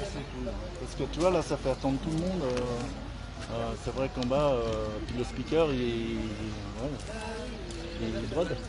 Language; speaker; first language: French; native; French